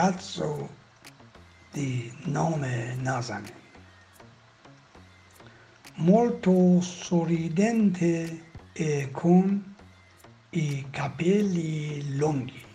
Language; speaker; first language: Italian; non-native, learner; Persian